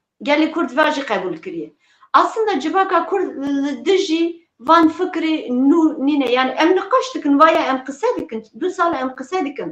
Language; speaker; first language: Kurdish; native; Kurdish